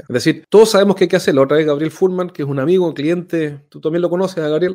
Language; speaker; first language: Spanish; native; Spanish